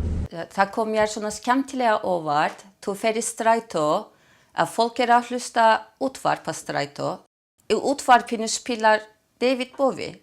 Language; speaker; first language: Icelandic; non-native, fluent; Turkish